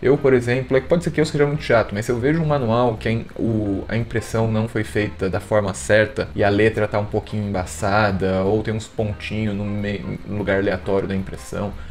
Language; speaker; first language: Portuguese; native; Portuguese